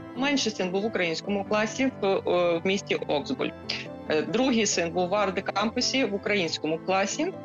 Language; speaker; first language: Ukrainian; native; Ukrainian